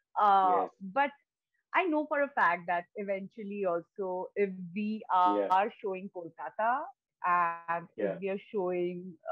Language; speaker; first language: English; non-native, local second language; Bangla